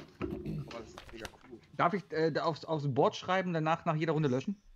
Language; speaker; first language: German; native; German